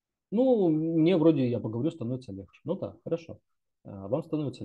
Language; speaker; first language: Russian; native; Russian